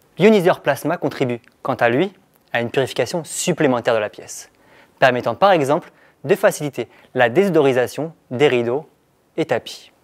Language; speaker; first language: French; native; French